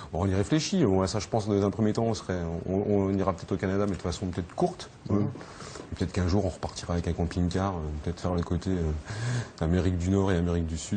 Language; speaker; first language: French; native; French